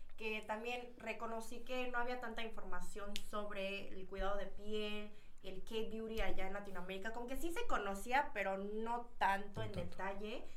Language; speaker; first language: Spanish; early bilingual, other home language; Korean